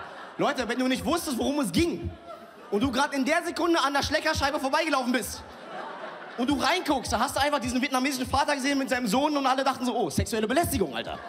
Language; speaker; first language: German; early bilingual, other home language; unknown